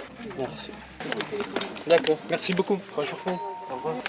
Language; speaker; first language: French; non-native, fluent; Italian